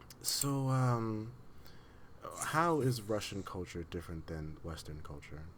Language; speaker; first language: English; non-native, learner; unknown